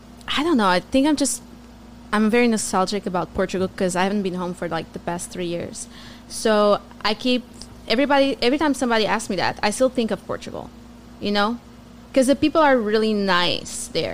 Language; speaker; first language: English; non-native, fluent; Portuguese